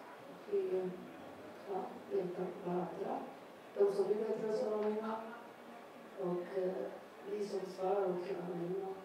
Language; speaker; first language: Swedish; non-native, learner; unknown